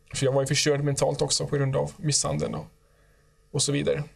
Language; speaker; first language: Swedish; native; Swedish